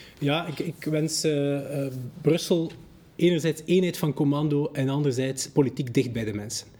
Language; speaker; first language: Dutch; native; Dutch